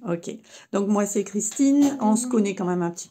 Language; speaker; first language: French; native; French